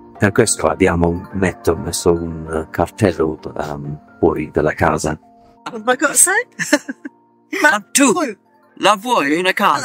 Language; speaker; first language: Italian; non-native, learner; English